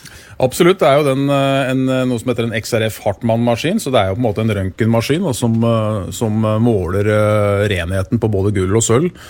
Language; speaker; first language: Norwegian; native; Norwegian